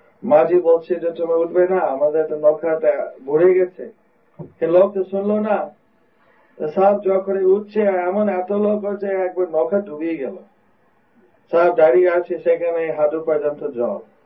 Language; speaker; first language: Bangla; non-native, fluent; English